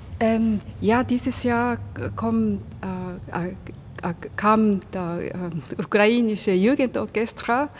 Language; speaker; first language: German; non-native, learner; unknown